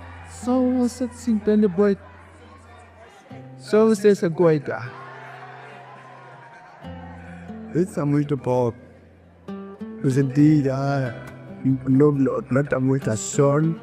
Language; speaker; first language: Portuguese; non-native, learner; Lingala